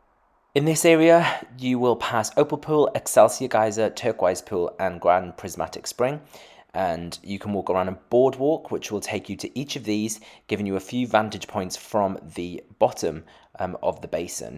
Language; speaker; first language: English; native; English